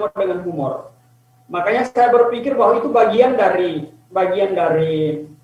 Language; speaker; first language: Indonesian; native; Indonesian